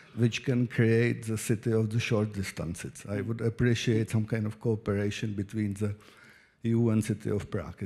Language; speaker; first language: English; non-native, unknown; Czech